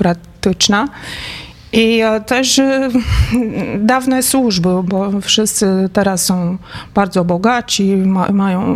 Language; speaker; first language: Polish; non-native, fluent; Romanian